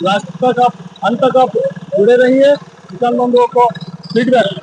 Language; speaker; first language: Hindi; non-native, local second language; Bangla